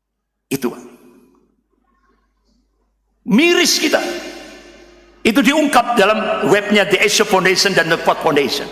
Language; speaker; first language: Indonesian; non-native, local second language; Javanese